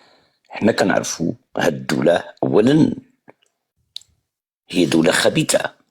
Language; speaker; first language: Arabic; native; Arabic